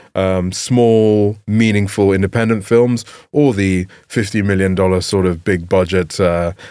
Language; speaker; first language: English; native; English